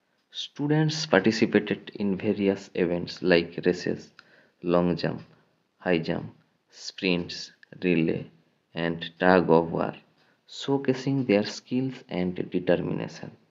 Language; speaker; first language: English; non-native, local second language; Bangla